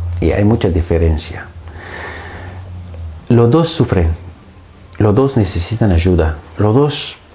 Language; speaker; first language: Spanish; non-native, fluent; Arabic